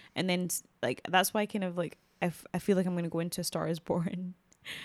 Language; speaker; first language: English; native; English